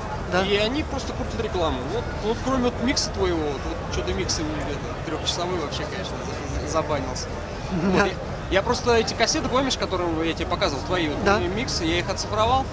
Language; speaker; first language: Russian; native; Russian